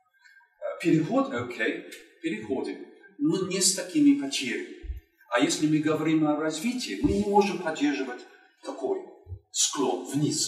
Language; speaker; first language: Russian; non-native, fluent; English